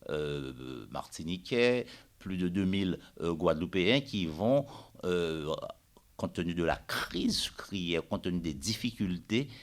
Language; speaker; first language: French; native; French